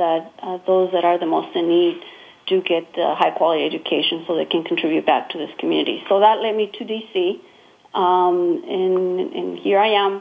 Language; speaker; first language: English; non-native, fluent; Spanish